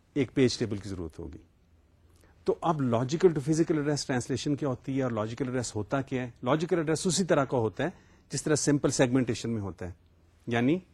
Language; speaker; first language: Urdu; native; Urdu